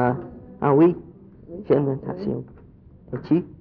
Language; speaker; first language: French; non-native, learner; English